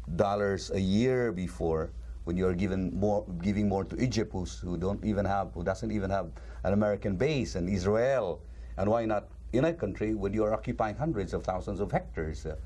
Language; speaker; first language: English; non-native, local second language; Cebuano